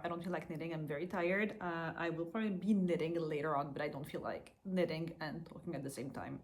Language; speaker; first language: English; non-native, fluent; French